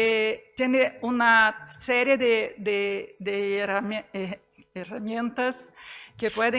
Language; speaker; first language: Spanish; non-native, fluent; Portuguese